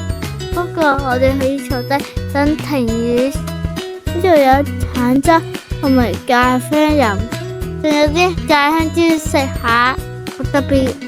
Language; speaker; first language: Chinese; native; Chinese